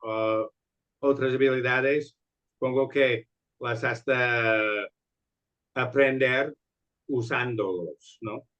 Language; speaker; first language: Spanish; non-native, fluent; English